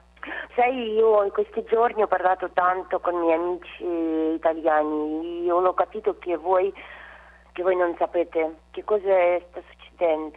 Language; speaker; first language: Italian; non-native, fluent; Russian